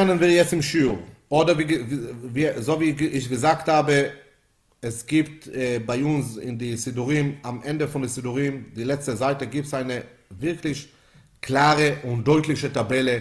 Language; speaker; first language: German; non-native, fluent; Yiddish